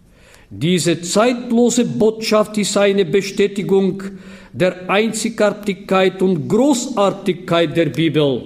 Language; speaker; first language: German; non-native, fluent; Bulgarian